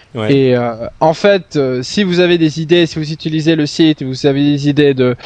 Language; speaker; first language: French; non-native, fluent; Swedish